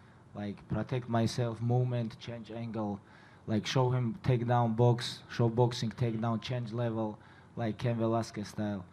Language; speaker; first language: English; non-native, learner; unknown